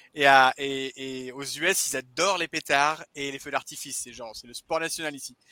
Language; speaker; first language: French; native; French